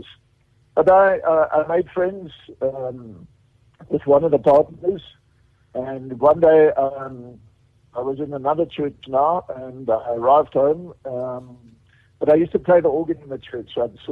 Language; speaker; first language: English; native; English